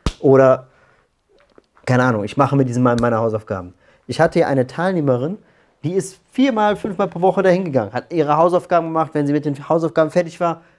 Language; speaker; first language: German; native; German